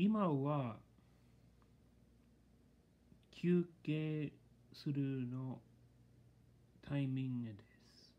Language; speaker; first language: Japanese; non-native, learner; English